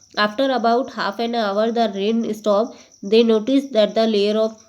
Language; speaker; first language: English; non-native, local second language; Hindi